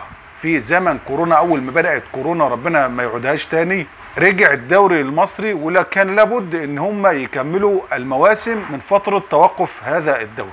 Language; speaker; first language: Arabic; native; Arabic